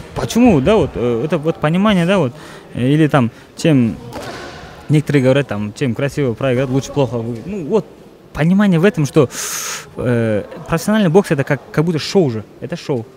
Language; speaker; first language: Russian; non-native, local second language; Kazakh